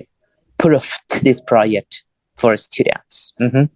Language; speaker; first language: English; non-native, fluent; Spanish